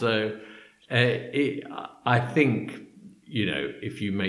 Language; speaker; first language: English; native; English